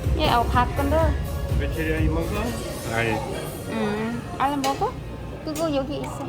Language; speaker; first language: Korean; non-native, learner; Thai